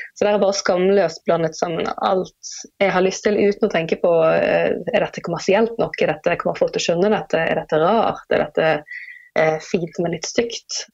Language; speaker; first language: Norwegian; native; Norwegian